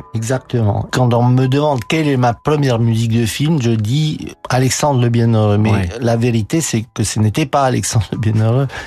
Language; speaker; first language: French; non-native, fluent; Romanian